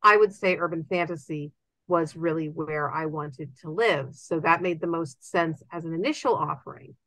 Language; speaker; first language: English; native; English